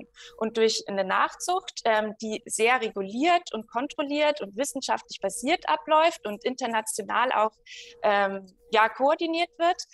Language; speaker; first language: German; native; German